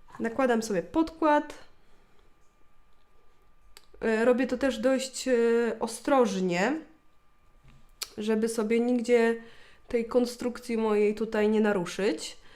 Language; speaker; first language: Polish; native; Polish